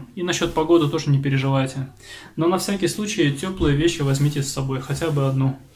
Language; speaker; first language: Russian; native; Russian